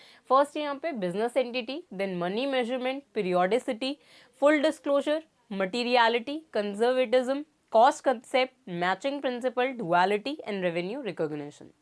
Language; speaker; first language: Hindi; native; Hindi